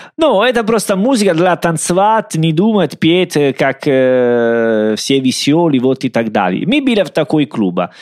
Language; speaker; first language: Russian; non-native, learner; Italian